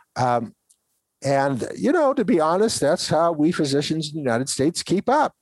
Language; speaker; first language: English; native; English